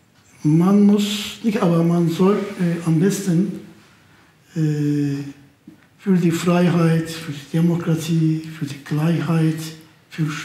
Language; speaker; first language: German; non-native, fluent; Turkish